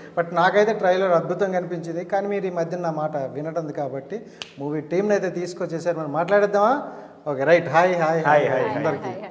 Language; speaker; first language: Telugu; native; Telugu